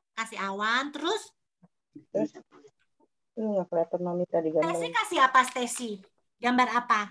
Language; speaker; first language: Indonesian; native; Indonesian